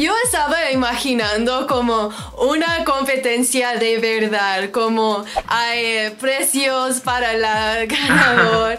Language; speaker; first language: Spanish; non-native, learner; English